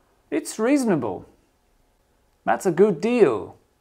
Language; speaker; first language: English; non-native, fluent; French